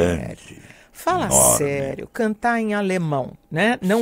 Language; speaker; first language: Portuguese; non-native, local second language; French